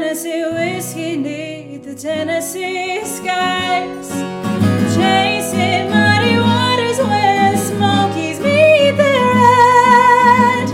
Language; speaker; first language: English; native; English